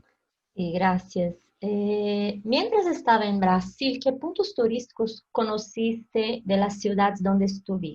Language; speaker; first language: Spanish; non-native, fluent; Portuguese